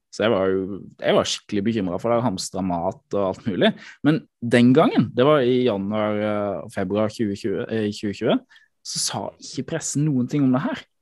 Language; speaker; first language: Norwegian; native; Norwegian